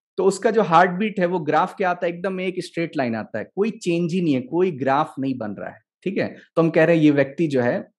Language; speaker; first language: Hindi; native; Hindi